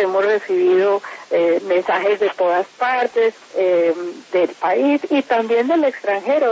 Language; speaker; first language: Spanish; native; Spanish